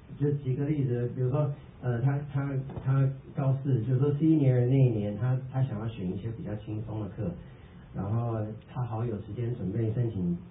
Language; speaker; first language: Chinese; early bilingual, heritage; Chinese